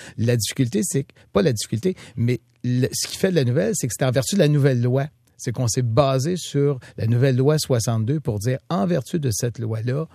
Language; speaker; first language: French; native; French